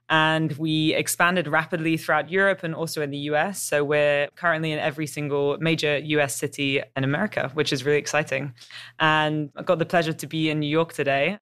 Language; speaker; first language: English; native; English